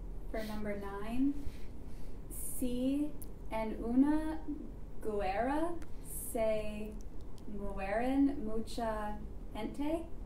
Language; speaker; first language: Spanish; non-native, fluent; English